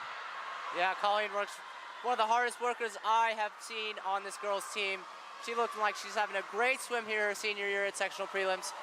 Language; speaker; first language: English; native; English